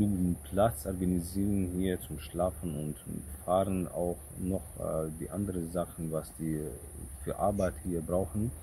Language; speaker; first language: German; non-native, learner; Chechen